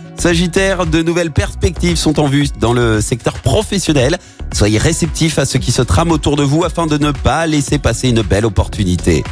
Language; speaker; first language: French; native; French